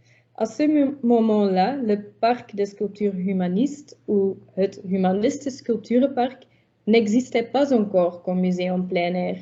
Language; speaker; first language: French; non-native, local second language; Dutch